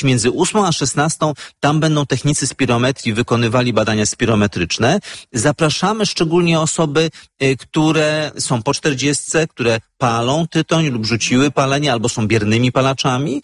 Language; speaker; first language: Polish; native; Polish